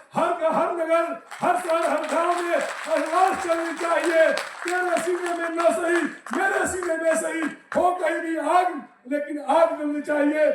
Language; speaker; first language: Hindi; native; Hindi